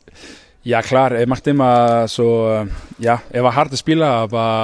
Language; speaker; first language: German; non-native, learner; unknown